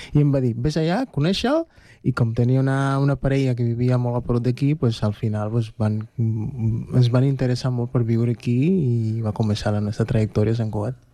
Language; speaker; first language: Catalan; non-native, fluent; Spanish